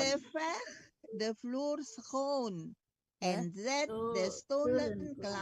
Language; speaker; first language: Dutch; non-native, learner; Indonesian